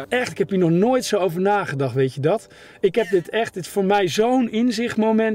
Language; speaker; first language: Dutch; native; Dutch